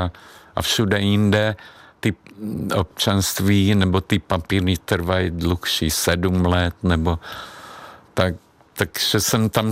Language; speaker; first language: Czech; non-native, fluent; Hungarian